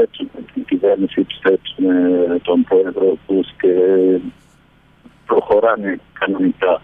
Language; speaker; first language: Greek; early bilingual, heritage; Greek